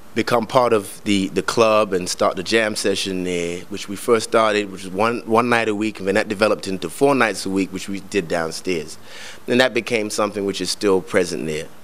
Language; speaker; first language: English; native; English